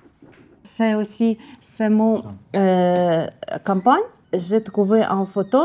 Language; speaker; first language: French; non-native, learner; Ukrainian